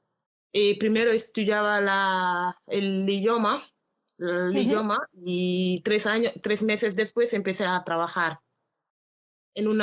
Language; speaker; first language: Spanish; non-native, learner; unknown